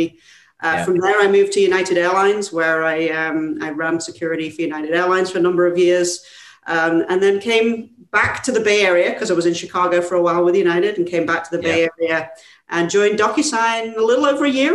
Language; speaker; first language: English; native; English